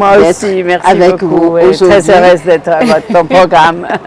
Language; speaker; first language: French; non-native, fluent; Spanish